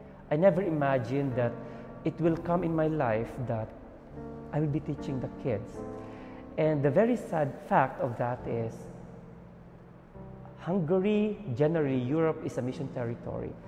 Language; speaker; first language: English; non-native, local second language; Filipino